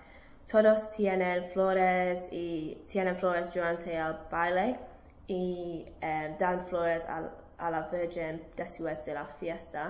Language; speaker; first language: Spanish; non-native, learner; English